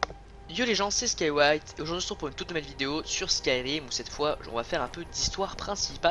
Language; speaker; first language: French; native; French